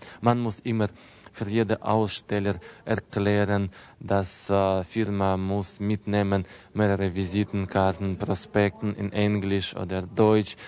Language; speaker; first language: German; non-native, learner; Russian